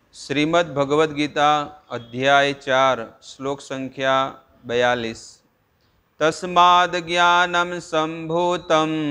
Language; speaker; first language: Hindi; non-native, local second language; Gujarati